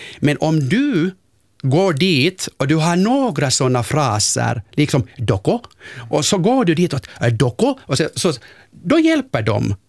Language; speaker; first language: Swedish; non-native, local second language; Finnish